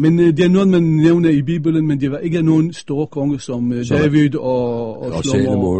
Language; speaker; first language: Danish; non-native, fluent; Arabic